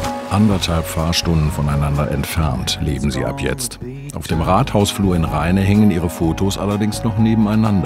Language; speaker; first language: German; native; German